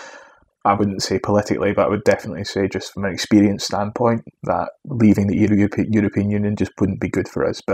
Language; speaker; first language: English; native; English